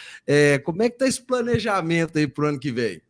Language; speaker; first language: Portuguese; native; Portuguese